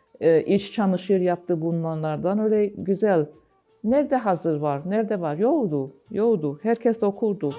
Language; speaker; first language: Turkish; non-native, learner; English